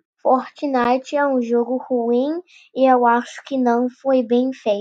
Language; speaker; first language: Portuguese; non-native, learner; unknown